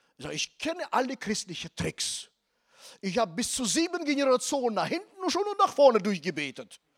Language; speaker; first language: German; non-native, fluent; Russian